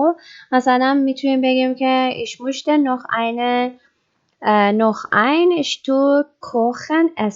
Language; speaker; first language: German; non-native, learner; Persian